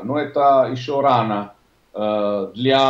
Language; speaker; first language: Russian; non-native, learner; Italian